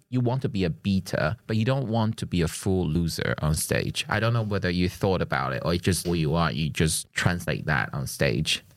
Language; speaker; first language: English; non-native, fluent; Chinese